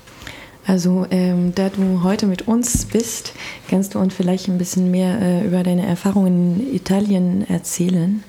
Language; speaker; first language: German; non-native, fluent; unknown